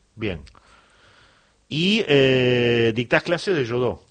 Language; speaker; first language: Spanish; native; Spanish